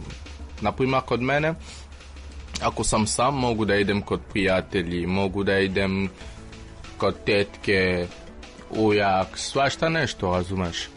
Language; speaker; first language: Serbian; non-native, fluent; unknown